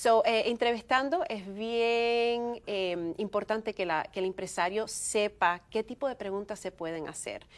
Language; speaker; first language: Spanish; early bilingual, heritage; Spanish